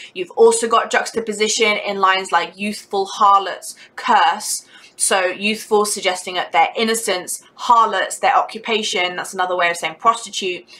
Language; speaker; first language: English; native; English